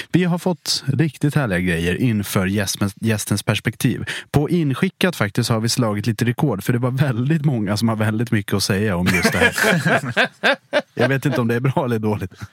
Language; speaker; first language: Swedish; native; Swedish